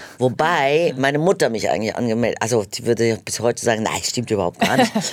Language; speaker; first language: German; native; German